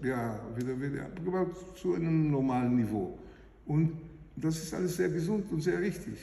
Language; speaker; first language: German; non-native, fluent; Hebrew